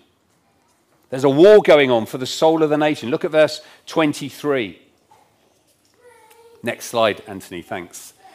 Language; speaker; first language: English; native; English